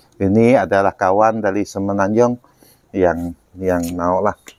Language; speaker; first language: Malay; non-native, local second language; Chinese